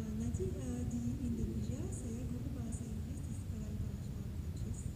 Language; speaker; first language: Indonesian; non-native, fluent; English